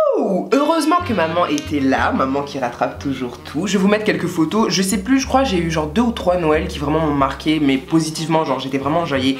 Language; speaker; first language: French; native; French